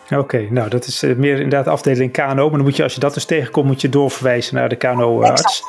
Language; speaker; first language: Dutch; native; Dutch